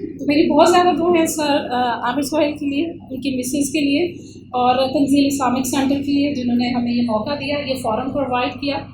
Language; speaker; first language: Urdu; early bilingual, heritage; Urdu